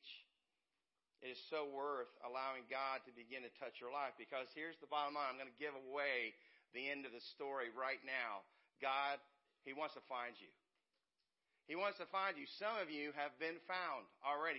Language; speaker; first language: English; native; English